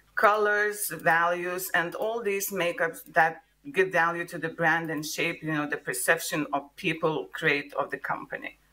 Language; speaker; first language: English; non-native, fluent; Lithuanian